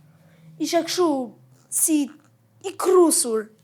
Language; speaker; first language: Albanian; early bilingual, heritage; Albanian